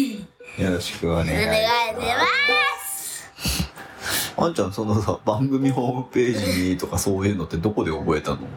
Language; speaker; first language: Japanese; native; Japanese